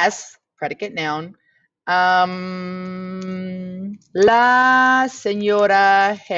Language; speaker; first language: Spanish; non-native, fluent; English